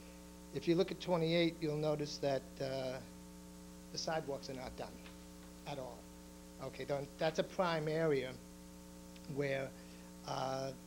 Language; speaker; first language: English; native; English